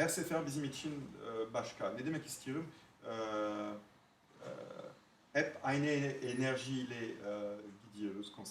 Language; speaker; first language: Turkish; non-native, fluent; French